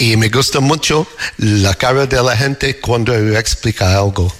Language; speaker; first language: Spanish; non-native, learner; English